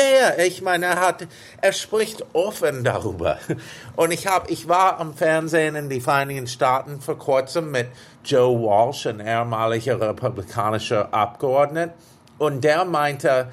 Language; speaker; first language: German; non-native, fluent; English